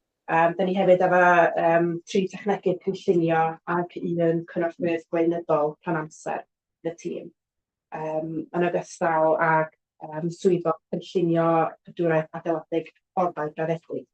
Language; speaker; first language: Welsh; native; Welsh